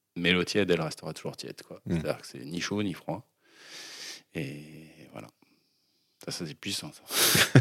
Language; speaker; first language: French; native; French